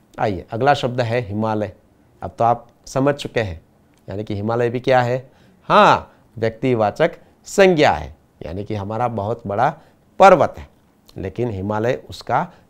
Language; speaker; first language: Hindi; non-native, local second language; Gujarati